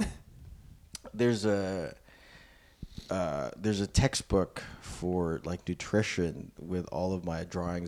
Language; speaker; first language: English; non-native, local second language; Filipino